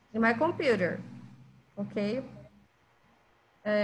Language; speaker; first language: English; non-native, fluent; Portuguese